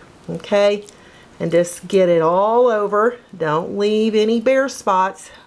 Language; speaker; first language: English; native; English